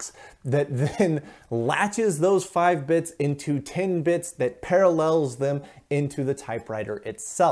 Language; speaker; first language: English; native; English